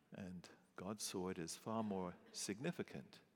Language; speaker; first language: English; native; English